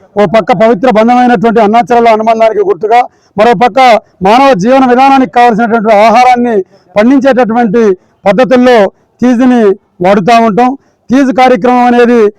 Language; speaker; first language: Telugu; non-native, local second language; Lambadi